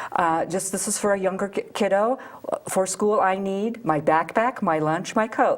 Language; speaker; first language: English; native; English